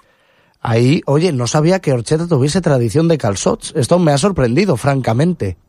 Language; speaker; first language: Spanish; native; Spanish